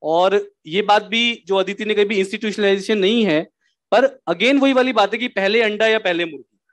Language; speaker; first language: Hindi; native; Hindi